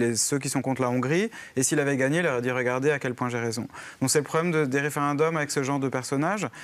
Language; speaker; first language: French; native; French